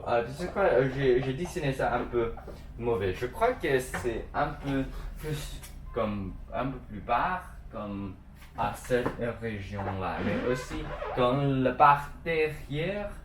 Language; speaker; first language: French; non-native, learner; Chinese